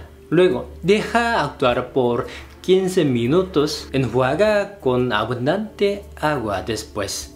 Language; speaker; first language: Spanish; non-native, fluent; Korean